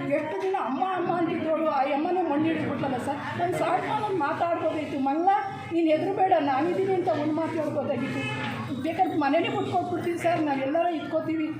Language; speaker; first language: Kannada; native; Kannada